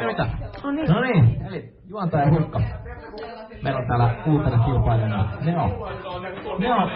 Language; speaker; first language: Finnish; native; Finnish